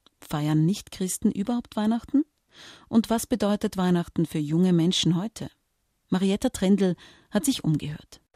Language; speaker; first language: German; native; German